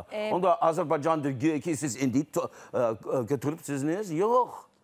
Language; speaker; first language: Azerbaijani; non-native, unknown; English